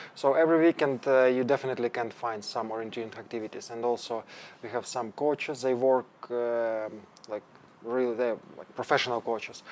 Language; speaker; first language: English; non-native, fluent; Ukrainian